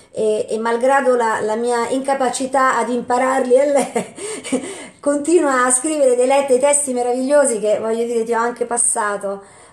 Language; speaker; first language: Italian; native; Italian